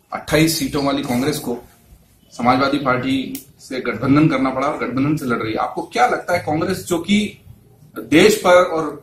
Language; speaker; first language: Hindi; native; Hindi